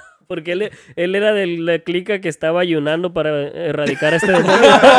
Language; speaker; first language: Spanish; native; Spanish